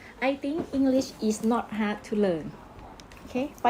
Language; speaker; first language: English; non-native, learner; Thai